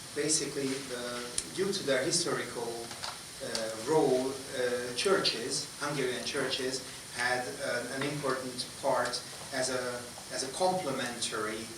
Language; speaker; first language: English; non-native, fluent; Hungarian